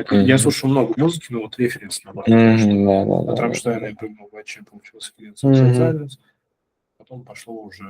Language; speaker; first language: Russian; native; Russian